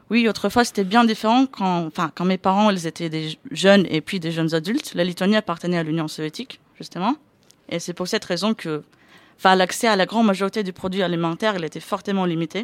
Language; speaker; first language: French; non-native, fluent; Lithuanian